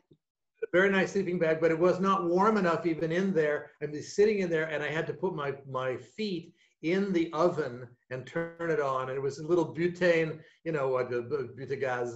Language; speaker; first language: English; native; English